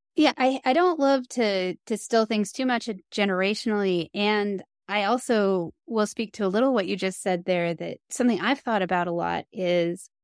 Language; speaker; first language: English; native; English